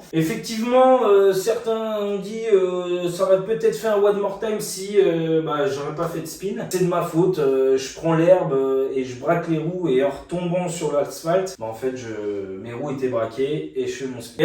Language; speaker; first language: French; native; French